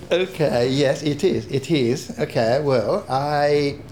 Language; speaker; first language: English; non-native, fluent; Italian